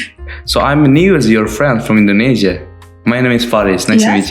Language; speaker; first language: English; non-native, learner; Indonesian